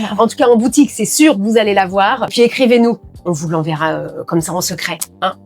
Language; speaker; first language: French; native; French